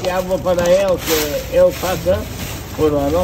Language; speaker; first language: Spanish; non-native, learner; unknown